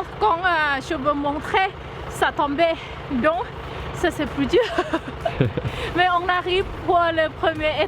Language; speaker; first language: French; non-native, learner; Thai